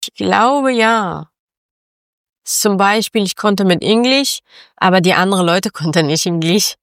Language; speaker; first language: German; non-native, learner; Persian